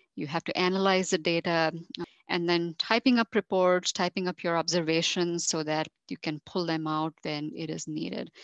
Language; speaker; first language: English; non-native, local second language; Marathi